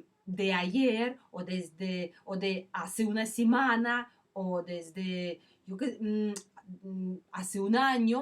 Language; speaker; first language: Spanish; non-native, fluent; Russian